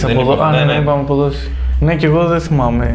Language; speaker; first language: Greek; native; Greek